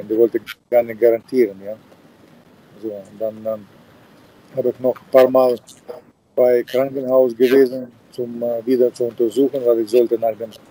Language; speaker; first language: German; non-native, fluent; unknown